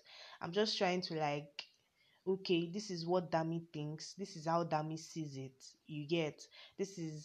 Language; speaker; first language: English; non-native, local second language; Yoruba